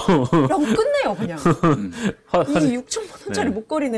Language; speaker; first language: Korean; native; Korean